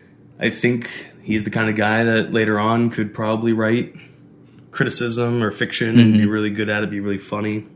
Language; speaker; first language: English; native; English